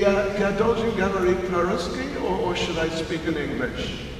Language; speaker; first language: Russian; non-native, learner; English